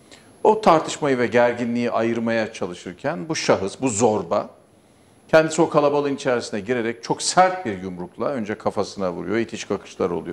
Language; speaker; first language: Turkish; native; Turkish